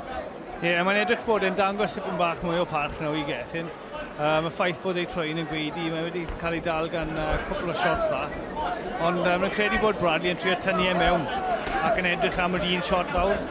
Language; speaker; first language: Welsh; non-native, local second language; English